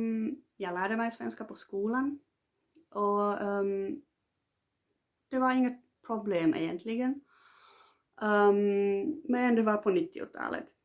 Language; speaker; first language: Swedish; non-native, local second language; Finnish